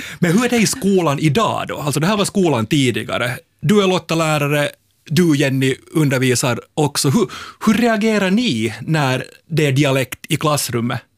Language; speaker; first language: Swedish; native; Swedish